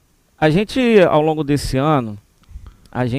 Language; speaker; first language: Portuguese; native; Portuguese